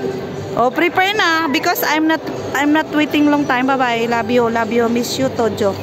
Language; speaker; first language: English; non-native, learner; Filipino